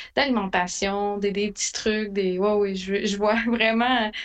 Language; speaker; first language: French; native; French